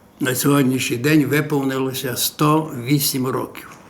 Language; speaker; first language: Ukrainian; native; Ukrainian